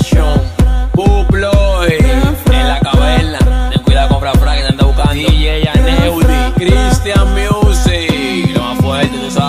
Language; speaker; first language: Spanish; native; Spanish